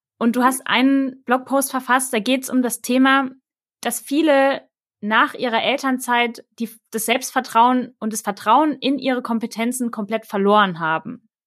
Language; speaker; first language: German; native; German